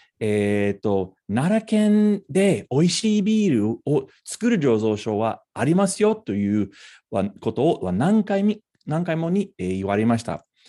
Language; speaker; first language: Japanese; non-native, fluent; English